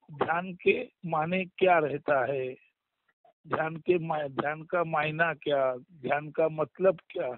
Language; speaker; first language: Hindi; non-native, local second language; Marathi